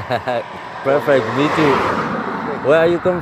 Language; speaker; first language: English; non-native, learner; French